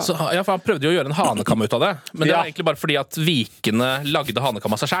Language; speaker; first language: Norwegian; native; Norwegian